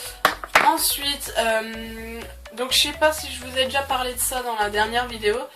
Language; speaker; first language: French; native; French